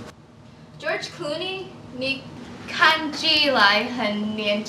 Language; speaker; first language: Chinese; non-native, learner; English